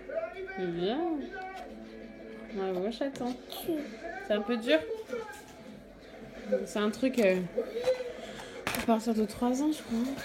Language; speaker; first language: French; native; French